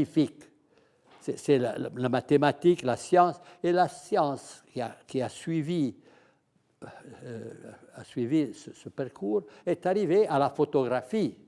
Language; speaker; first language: French; non-native, fluent; Italian